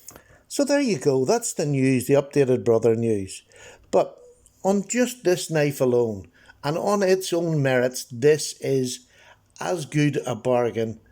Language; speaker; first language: English; native; English